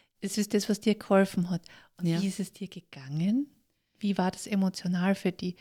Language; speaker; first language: German; native; German